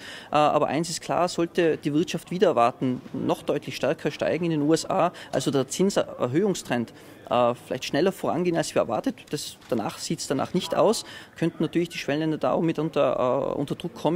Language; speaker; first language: German; native; German